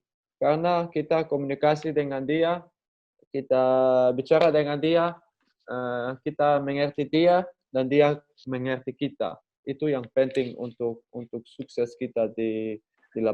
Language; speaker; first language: Indonesian; non-native, learner; Dutch